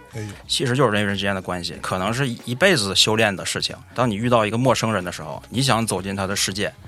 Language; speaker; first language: Chinese; native; Chinese